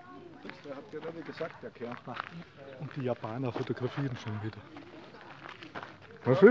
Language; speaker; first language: German; native; German